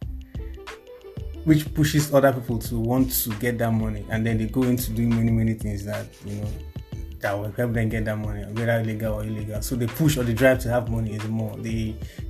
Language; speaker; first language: English; non-native, local second language; Igbo